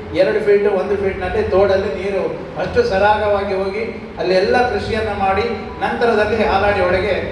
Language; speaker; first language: Kannada; native; Kannada